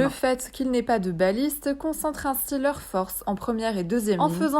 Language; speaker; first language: French; native; French